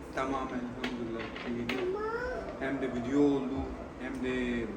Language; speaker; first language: Turkish; non-native, learner; Urdu